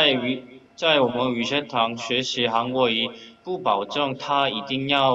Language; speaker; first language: Chinese; non-native, fluent; Korean